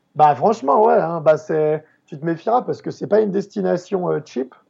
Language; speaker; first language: French; native; French